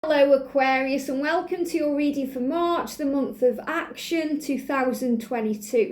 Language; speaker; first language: English; native; English